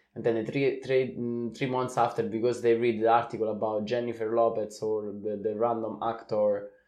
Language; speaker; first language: English; non-native, fluent; Italian